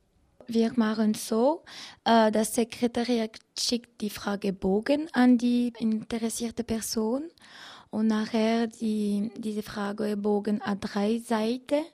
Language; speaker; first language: German; non-native, learner; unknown